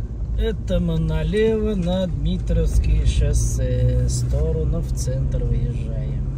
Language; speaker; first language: Russian; non-native, fluent; Uzbek